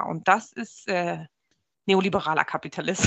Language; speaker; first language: German; native; German